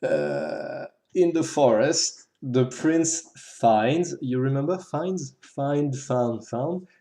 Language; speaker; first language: English; non-native, fluent; French